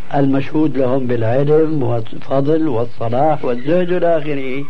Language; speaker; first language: Arabic; early bilingual, other home language; Albanian